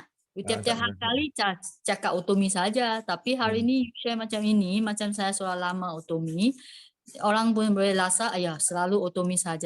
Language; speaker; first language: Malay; non-native, local second language; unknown